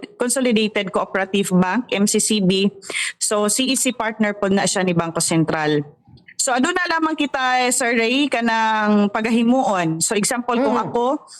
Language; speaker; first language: Cebuano; native; Cebuano